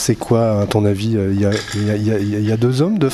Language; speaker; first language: French; native; French